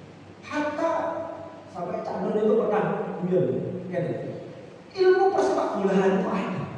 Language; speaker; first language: Indonesian; non-native, local second language; Javanese